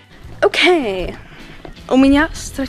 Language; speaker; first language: Russian; early bilingual, heritage; Russian